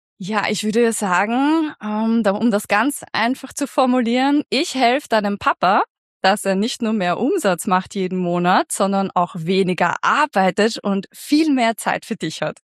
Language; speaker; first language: German; native; German